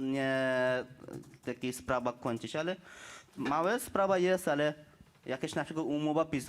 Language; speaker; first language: Polish; non-native, learner; Bangla